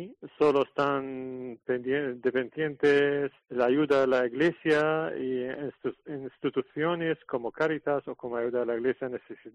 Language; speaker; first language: Spanish; non-native, learner; Arabic